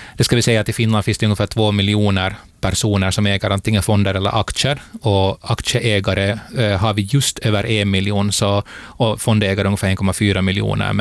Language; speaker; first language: Swedish; native; Swedish